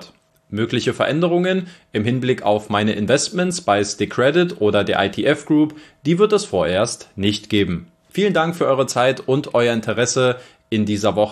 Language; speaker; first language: German; native; German